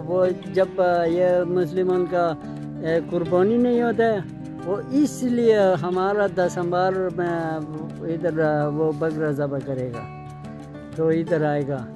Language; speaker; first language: Hindi; non-native, local second language; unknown